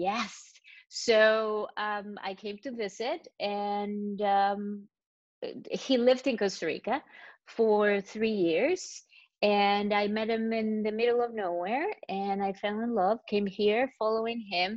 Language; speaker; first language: English; non-native, fluent; Spanish